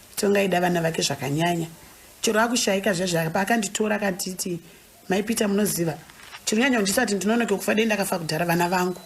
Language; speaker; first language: Shona; native; Shona